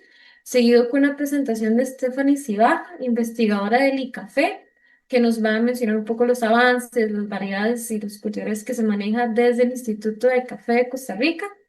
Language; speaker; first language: Spanish; native; Spanish